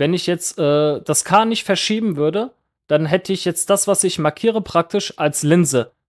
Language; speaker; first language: German; native; German